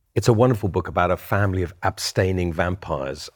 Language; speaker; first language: English; native; English